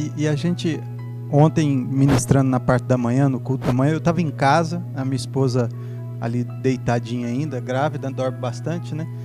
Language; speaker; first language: Portuguese; native; Portuguese